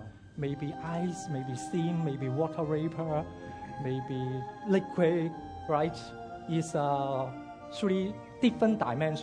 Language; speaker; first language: English; non-native, local second language; Cantonese